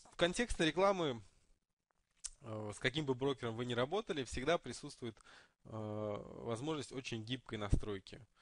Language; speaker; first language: Russian; native; Russian